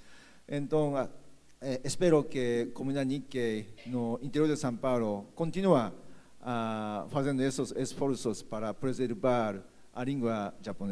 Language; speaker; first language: Portuguese; non-native, fluent; Japanese